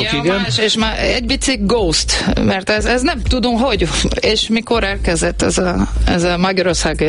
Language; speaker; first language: Hungarian; non-native, learner; Portuguese